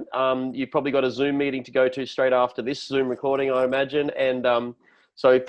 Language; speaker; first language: English; native; English